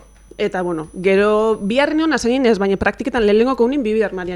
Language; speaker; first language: Basque; native; Basque